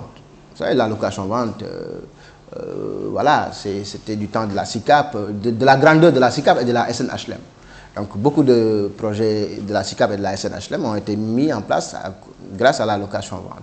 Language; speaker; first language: French; non-native, local second language; Wolof